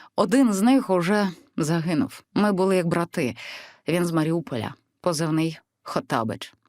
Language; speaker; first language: Ukrainian; native; Ukrainian